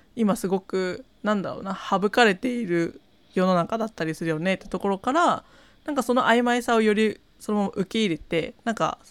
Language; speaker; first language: Japanese; non-native, fluent; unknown